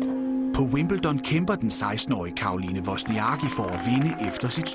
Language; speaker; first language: Danish; native; Danish